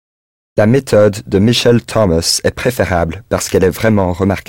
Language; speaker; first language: French; non-native, learner; English